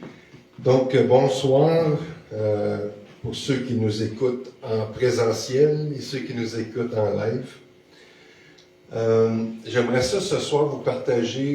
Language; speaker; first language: French; native; French